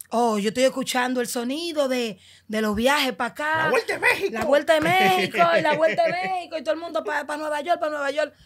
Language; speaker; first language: Spanish; native; Spanish